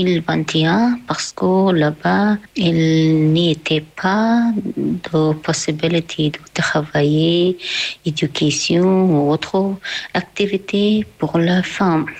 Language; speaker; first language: French; non-native, learner; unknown